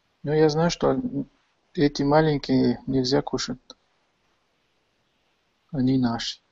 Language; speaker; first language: Russian; non-native, fluent; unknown